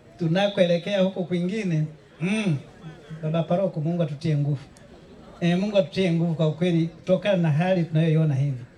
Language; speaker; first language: Swahili; native; Swahili